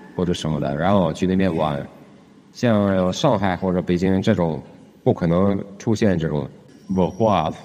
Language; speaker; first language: Chinese; non-native, fluent; Russian